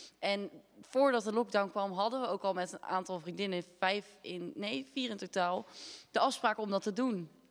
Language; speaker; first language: Dutch; native; Dutch